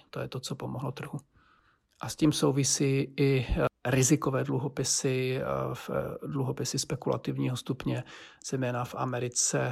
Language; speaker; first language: Czech; native; Czech